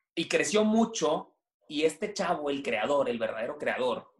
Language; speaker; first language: Spanish; native; Spanish